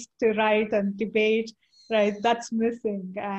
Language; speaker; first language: English; non-native, local second language; Kannada